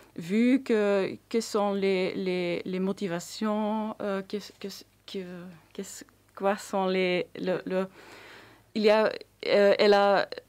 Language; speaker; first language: French; non-native, local second language; Dutch